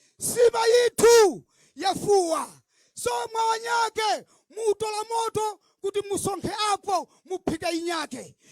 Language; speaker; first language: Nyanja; non-native, local second language; Tumbuka